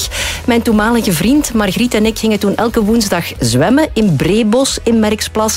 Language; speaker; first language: Dutch; native; Dutch